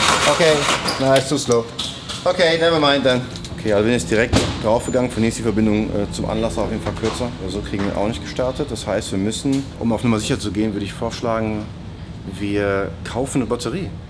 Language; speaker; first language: German; native; German